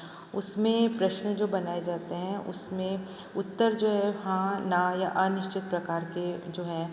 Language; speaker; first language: Hindi; native; Hindi